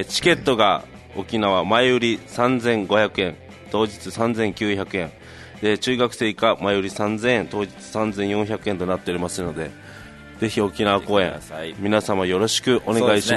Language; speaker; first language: Japanese; native; Japanese